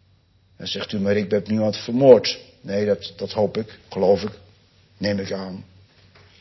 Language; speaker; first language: Dutch; native; Dutch